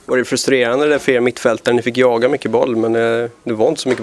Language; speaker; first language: Swedish; native; Swedish